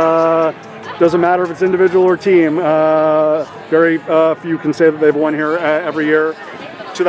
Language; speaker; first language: English; native; English